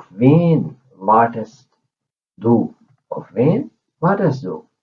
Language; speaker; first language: German; non-native, fluent; Urdu